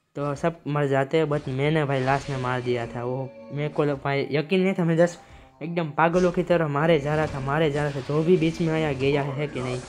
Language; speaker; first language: Hindi; non-native, local second language; Gujarati